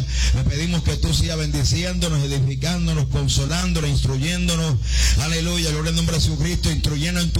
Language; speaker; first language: Spanish; native; Spanish